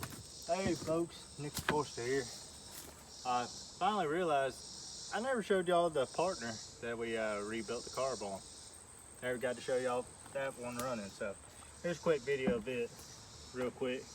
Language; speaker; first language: English; native; English